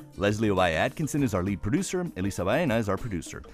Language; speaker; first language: English; early bilingual, other home language; Spanish